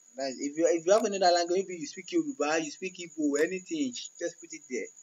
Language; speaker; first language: English; non-native, local second language; Yoruba